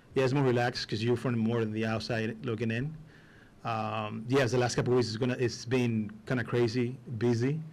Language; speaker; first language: English; non-native, fluent; Spanish